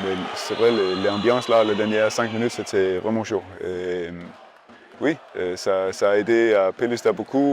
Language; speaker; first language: French; non-native, learner; Danish